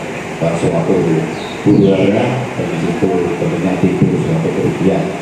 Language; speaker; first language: Indonesian; native; Indonesian